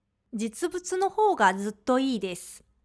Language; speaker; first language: Japanese; non-native, fluent; Korean